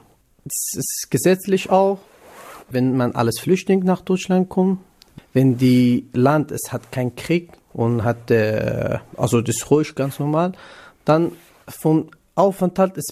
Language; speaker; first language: German; non-native, learner; Kurdish